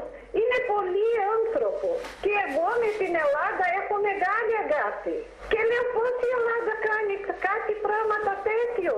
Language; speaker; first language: Greek; non-native, fluent; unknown